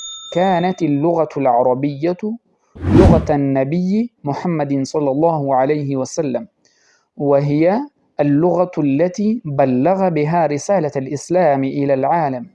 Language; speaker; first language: Arabic; non-native, fluent; Pashto